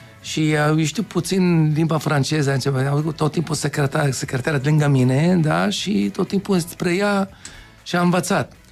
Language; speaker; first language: Romanian; non-native, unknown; Hebrew